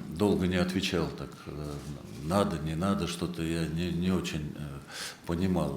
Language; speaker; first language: Russian; native; Russian